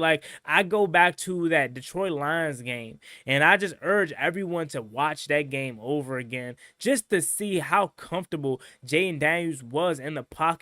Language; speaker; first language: English; native; English